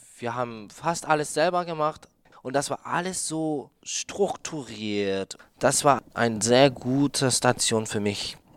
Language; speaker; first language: German; non-native, fluent; Japanese